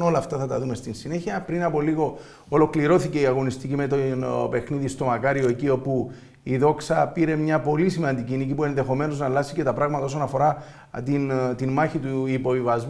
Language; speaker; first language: Greek; native; Greek